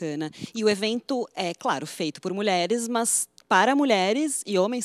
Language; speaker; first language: Portuguese; native; Portuguese